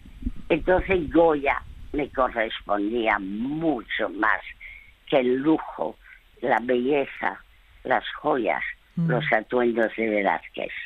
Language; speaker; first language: Spanish; early bilingual, other home language; French